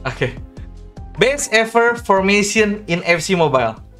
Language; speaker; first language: English; non-native, learner; Indonesian